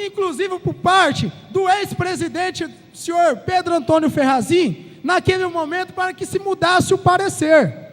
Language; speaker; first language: Portuguese; native; Portuguese